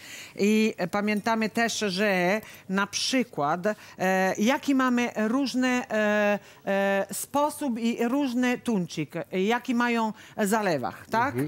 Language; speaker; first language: Polish; non-native, learner; Italian